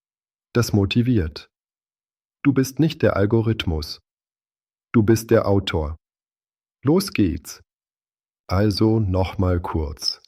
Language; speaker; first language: German; native; German